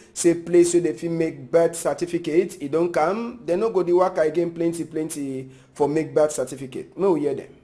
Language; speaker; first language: Nigerian Pidgin; native; Nigerian Pidgin